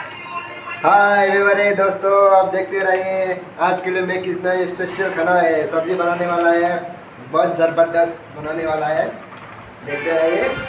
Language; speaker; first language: Hindi; non-native, local second language; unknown